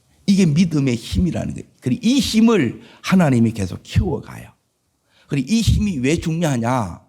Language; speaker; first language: Korean; native; Korean